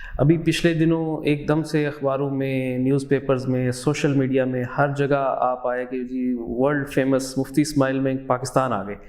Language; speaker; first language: Urdu; native; Urdu